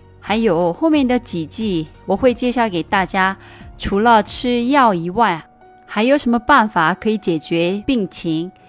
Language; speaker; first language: Chinese; non-native, fluent; Korean